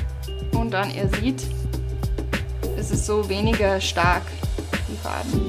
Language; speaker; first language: German; non-native, fluent; English